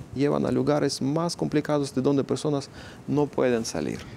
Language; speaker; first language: Spanish; non-native, fluent; Ukrainian